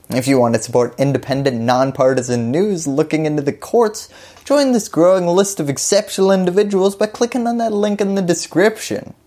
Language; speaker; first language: English; native; English